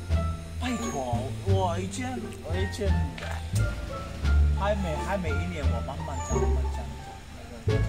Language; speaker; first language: Chinese; non-native, learner; Filipino